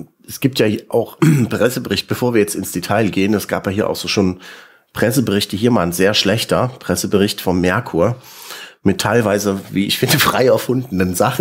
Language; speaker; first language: German; native; German